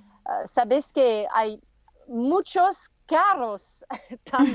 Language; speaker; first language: Spanish; non-native, learner; French